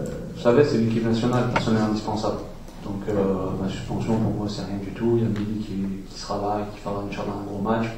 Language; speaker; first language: French; native; French